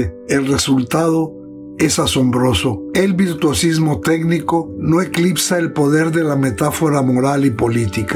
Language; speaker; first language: Spanish; native; Spanish